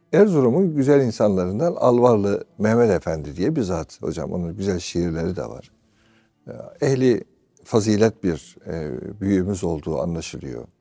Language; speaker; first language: Turkish; native; Turkish